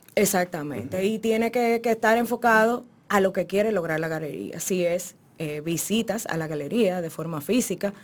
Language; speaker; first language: Spanish; native; Spanish